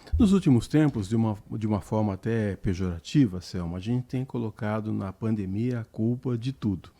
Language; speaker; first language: Portuguese; native; Portuguese